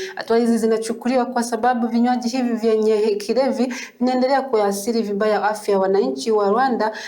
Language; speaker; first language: Swahili; non-native, local second language; Kinyarwanda